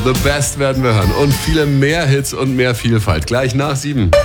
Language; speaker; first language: German; native; German